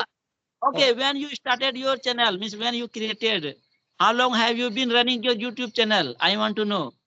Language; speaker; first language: English; non-native, learner; Hindi